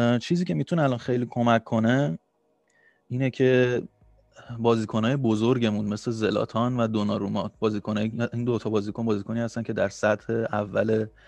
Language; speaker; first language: Persian; native; Persian